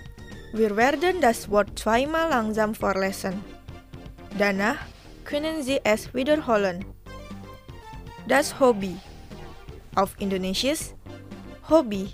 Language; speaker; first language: German; non-native, fluent; Indonesian